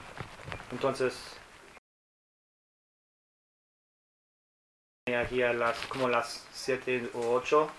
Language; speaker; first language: Spanish; non-native, learner; English